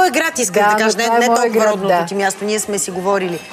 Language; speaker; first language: Bulgarian; native; Bulgarian